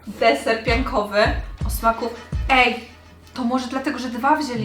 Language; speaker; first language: Polish; native; Polish